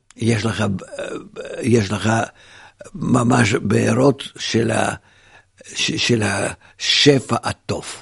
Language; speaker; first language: Hebrew; non-native, fluent; Russian